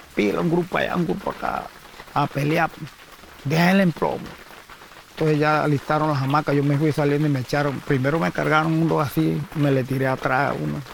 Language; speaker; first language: Spanish; native; Spanish